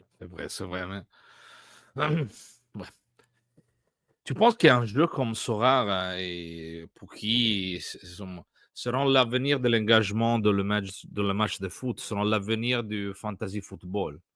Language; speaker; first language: French; non-native, learner; Italian